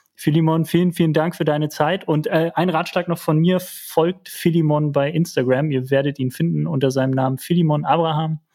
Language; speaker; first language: German; native; German